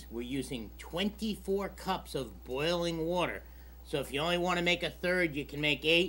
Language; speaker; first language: English; native; English